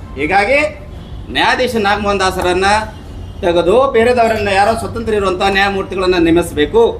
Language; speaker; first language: Kannada; non-native, local second language; Lambadi